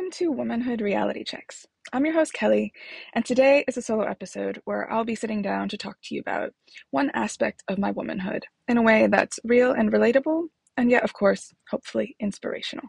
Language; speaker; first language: English; native; English